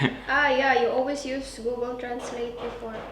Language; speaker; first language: English; non-native, local second language; Cebuano